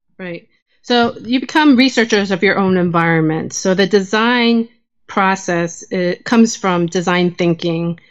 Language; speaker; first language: English; early bilingual, other home language; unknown